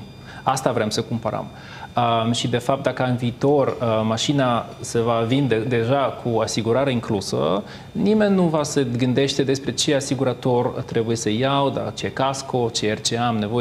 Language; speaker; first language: Romanian; non-native, fluent; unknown